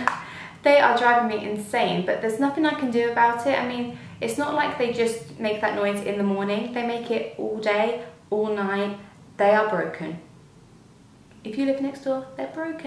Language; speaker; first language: English; native; English